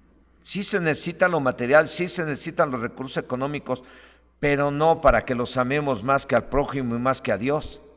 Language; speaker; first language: Spanish; native; Spanish